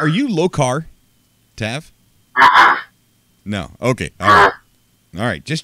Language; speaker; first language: English; native; English